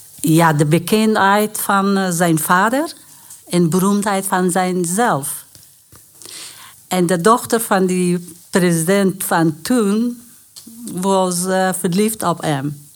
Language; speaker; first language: Dutch; non-native, learner; Persian